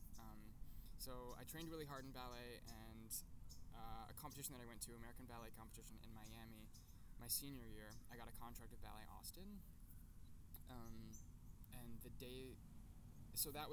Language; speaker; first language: English; native; English